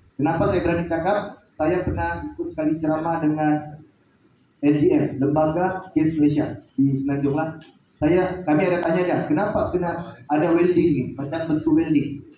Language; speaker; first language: Malay; native; Malay